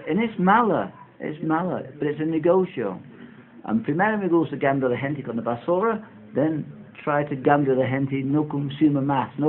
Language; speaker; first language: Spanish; non-native, learner; English